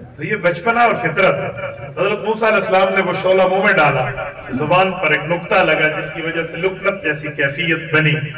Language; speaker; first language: Urdu; non-native, local second language; Saraiki